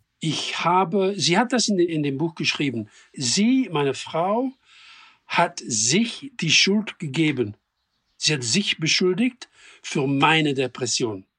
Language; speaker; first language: German; non-native, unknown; English